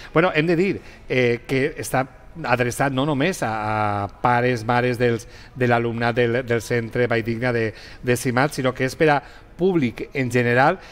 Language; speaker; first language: Catalan; native; Catalan